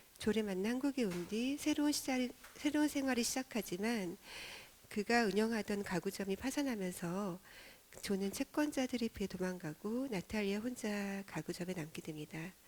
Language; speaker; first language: Korean; native; Korean